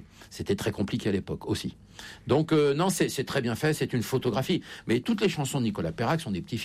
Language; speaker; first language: French; native; French